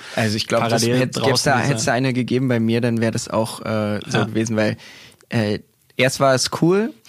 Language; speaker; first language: German; native; German